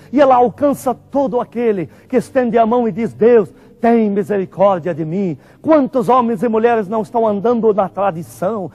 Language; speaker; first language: Portuguese; non-native, fluent; Arabic